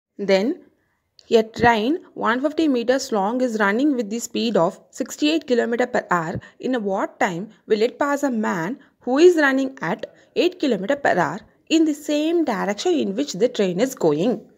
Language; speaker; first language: English; non-native, local second language; Tamil